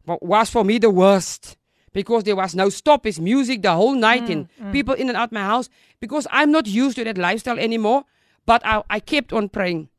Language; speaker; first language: English; non-native, local second language; Afrikaans